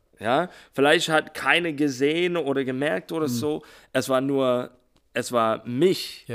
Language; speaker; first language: German; non-native, learner; English